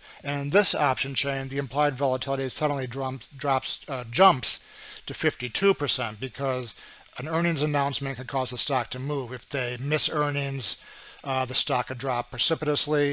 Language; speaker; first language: English; native; English